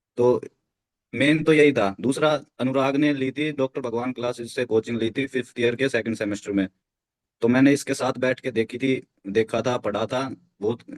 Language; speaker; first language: Hindi; native; Hindi